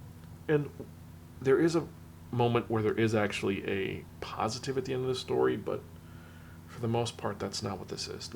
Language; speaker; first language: English; native; English